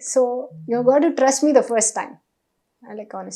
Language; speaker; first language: Telugu; non-native, learner; Hindi